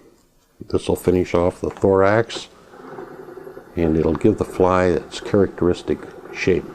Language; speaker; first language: English; native; English